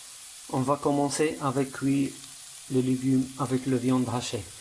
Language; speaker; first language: French; non-native, learner; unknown